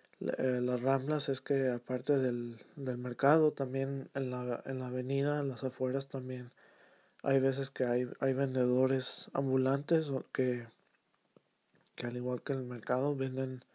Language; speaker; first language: Spanish; early bilingual, heritage; Spanish